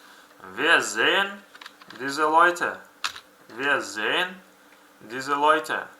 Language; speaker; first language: German; non-native, fluent; Uzbek